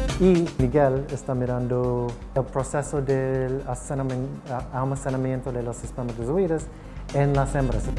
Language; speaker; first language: Spanish; non-native, fluent; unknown